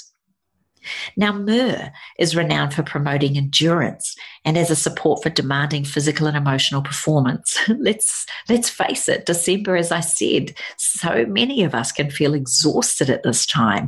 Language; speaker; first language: English; native; English